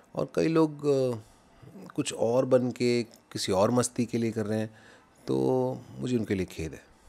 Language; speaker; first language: Hindi; non-native, local second language; Punjabi